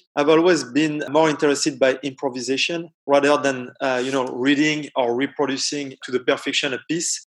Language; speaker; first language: English; non-native, fluent; French